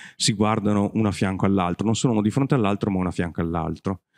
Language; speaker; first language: Italian; native; Italian